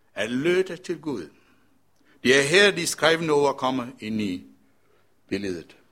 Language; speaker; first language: Danish; non-native, fluent; Sinhala